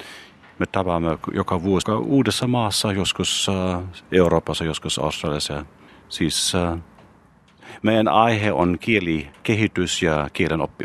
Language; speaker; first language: Finnish; non-native, fluent; German